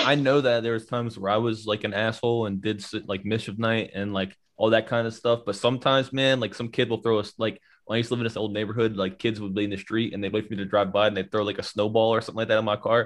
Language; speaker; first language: English; native; English